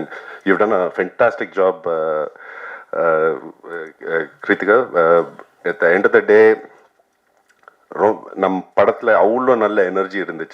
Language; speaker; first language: Tamil; non-native, local second language; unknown